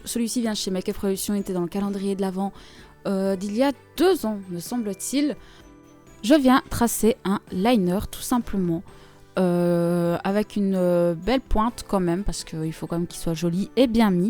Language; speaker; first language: French; native; French